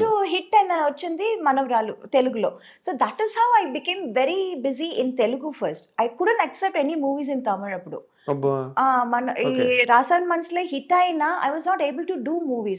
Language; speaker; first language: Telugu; non-native, local second language; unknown